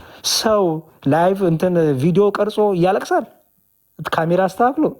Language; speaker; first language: Amharic; native; Amharic